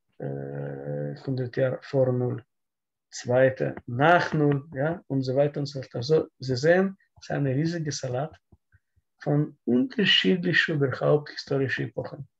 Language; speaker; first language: German; non-native, learner; Russian